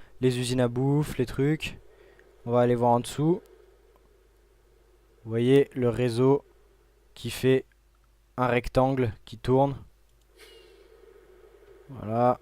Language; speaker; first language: French; native; French